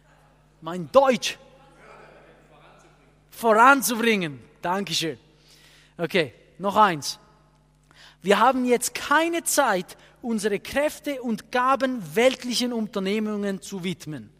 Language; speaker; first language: German; non-native, fluent; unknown